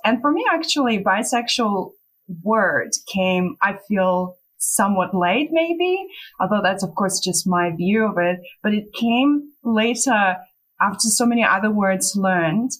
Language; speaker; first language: English; non-native, fluent; Russian